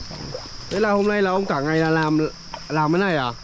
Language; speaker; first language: Vietnamese; native; Vietnamese